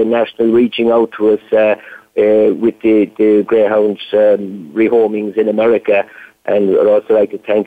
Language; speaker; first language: English; native; English